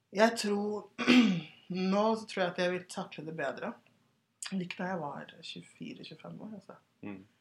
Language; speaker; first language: Norwegian; early bilingual, other home language; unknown